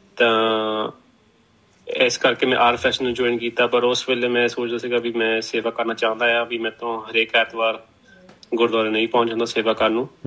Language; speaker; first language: Punjabi; early bilingual, heritage; Punjabi